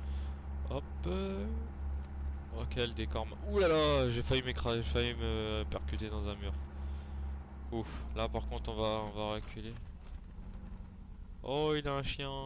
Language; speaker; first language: French; native; French